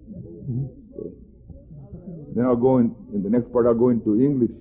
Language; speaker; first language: English; non-native, fluent; Spanish